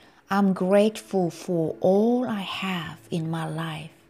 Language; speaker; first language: English; non-native, fluent; Korean